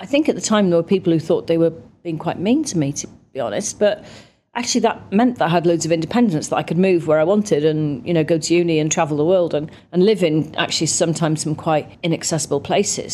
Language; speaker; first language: English; native; English